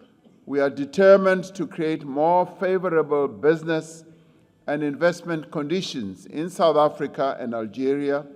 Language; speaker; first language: English; non-native, local second language; Venda